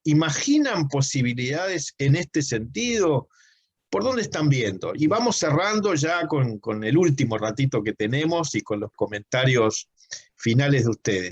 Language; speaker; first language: Spanish; native; Spanish